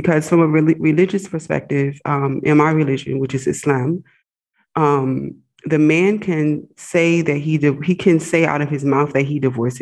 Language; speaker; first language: English; native; English